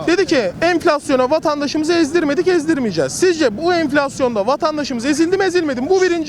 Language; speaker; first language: Turkish; native; Turkish